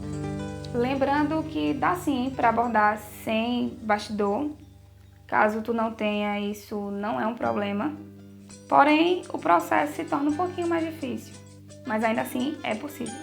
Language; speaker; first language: Portuguese; native; Portuguese